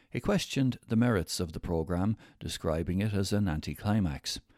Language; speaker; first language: English; native; English